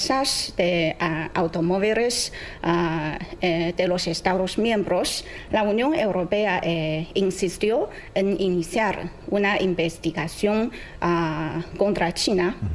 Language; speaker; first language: Spanish; non-native, fluent; Chinese